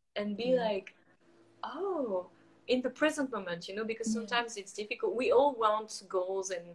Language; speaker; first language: English; non-native, fluent; French